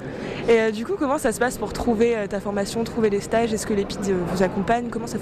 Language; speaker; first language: French; native; French